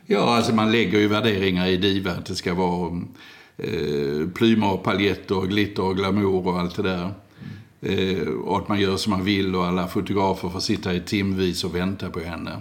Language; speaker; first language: Swedish; native; Swedish